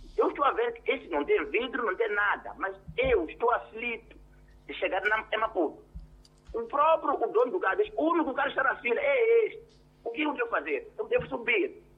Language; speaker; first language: Portuguese; non-native, local second language; Tsonga